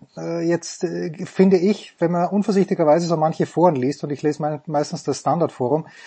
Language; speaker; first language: German; native; German